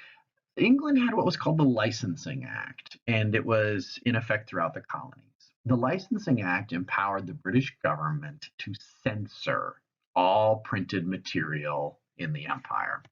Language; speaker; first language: English; native; English